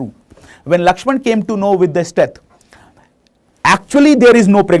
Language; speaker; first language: English; non-native, local second language; Hindi